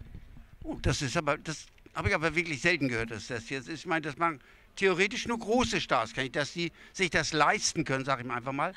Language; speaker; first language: German; native; German